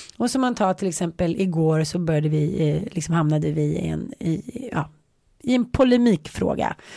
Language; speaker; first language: Swedish; native; Swedish